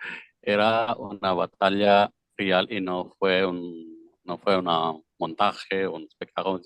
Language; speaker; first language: Spanish; non-native, fluent; Filipino